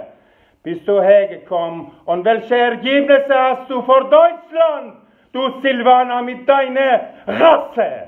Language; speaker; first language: German; non-native, fluent; Persian